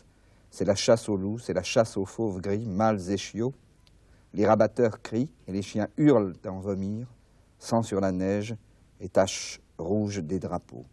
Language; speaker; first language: French; native; French